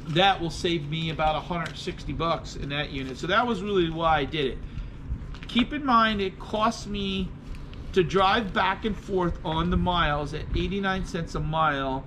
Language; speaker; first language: English; native; English